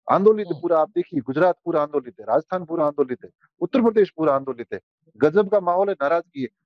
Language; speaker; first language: Hindi; native; Hindi